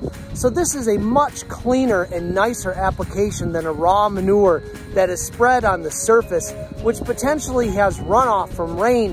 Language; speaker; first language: English; native; English